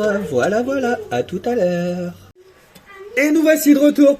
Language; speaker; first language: French; native; French